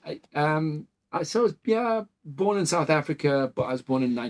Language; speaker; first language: English; native; English